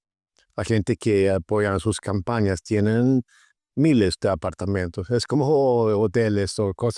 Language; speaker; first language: Spanish; non-native, fluent; Swedish